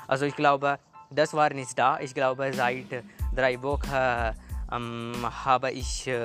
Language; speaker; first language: German; non-native, learner; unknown